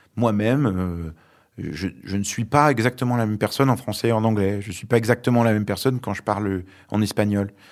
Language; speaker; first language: French; early bilingual, other home language; Arabic